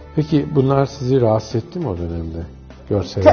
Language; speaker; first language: Turkish; native; Turkish